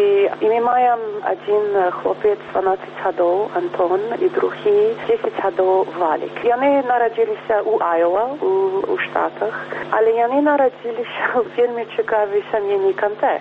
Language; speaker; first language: Belarusian; early bilingual, heritage; Belarusian